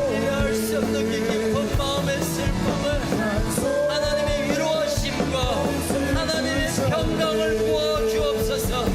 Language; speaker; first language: Korean; native; Korean